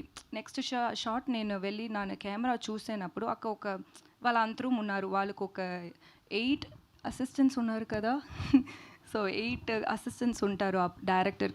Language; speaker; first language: Telugu; non-native, learner; Tamil